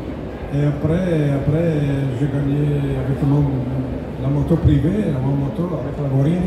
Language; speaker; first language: French; non-native, learner; Italian